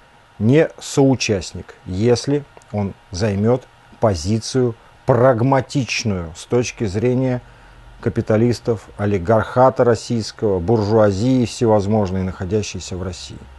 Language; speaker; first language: Russian; native; Russian